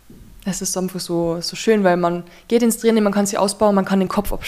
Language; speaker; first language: German; native; German